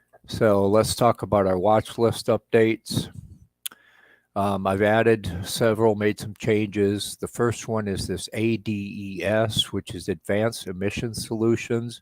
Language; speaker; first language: English; native; English